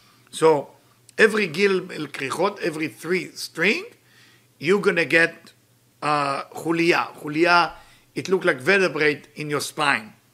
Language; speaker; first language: English; non-native, fluent; Hebrew